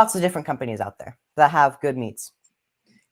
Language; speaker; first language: English; native; English